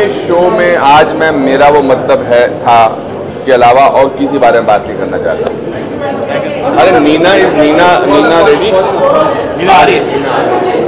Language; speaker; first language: Hindi; native; Hindi